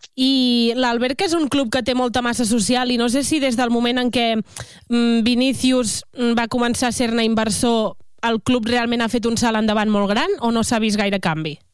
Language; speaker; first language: Catalan; native; Catalan